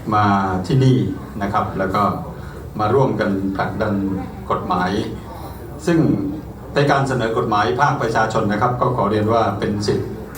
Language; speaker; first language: Thai; native; Thai